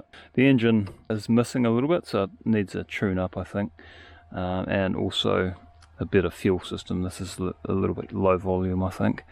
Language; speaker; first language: English; native; English